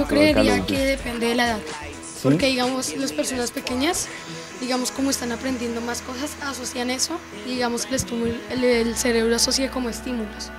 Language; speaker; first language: Spanish; native; Spanish